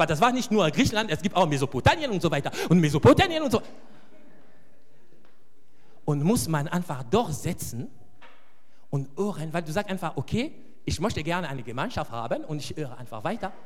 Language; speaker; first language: German; non-native, fluent; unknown